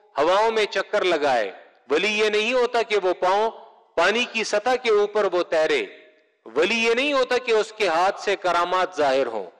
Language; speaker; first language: Urdu; non-native, local second language; Pashto